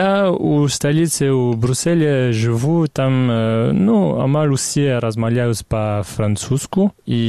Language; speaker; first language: Belarusian; non-native, fluent; French